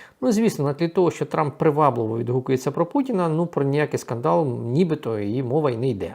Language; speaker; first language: Ukrainian; native; Ukrainian